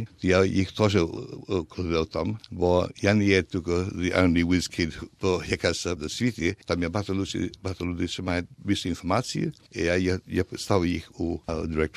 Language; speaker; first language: Ukrainian; early bilingual, heritage; Ukrainian